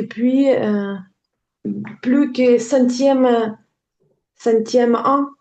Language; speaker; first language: French; non-native, learner; Ukrainian